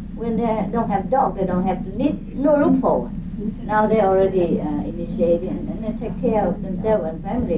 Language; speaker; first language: English; non-native, fluent; Vietnamese